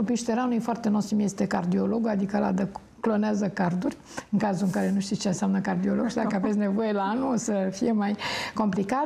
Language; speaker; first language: Romanian; native; Romanian